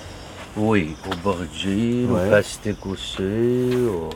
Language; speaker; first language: French; non-native, learner; Kurdish